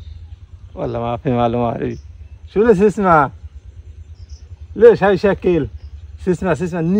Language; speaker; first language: Arabic; non-native, learner; Bangla